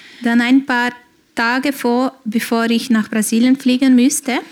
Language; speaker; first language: German; non-native, fluent; Portuguese